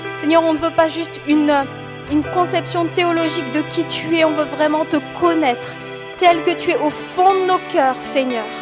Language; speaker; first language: French; native; French